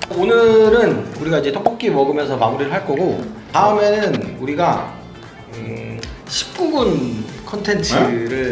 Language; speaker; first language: Korean; native; Korean